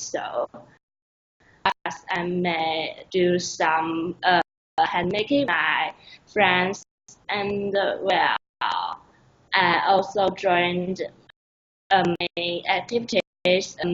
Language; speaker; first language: English; non-native, learner; Chinese